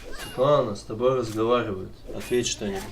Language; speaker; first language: Russian; native; Russian